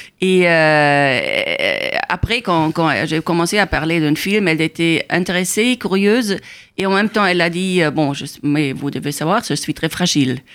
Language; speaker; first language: French; non-native, fluent; German